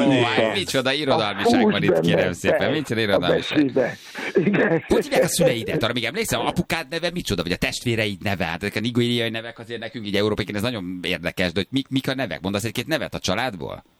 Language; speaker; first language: Hungarian; native; Hungarian